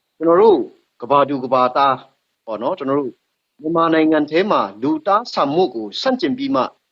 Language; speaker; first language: Burmese; non-native, local second language; Kachin